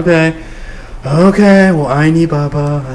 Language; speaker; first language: Chinese; non-native, learner; English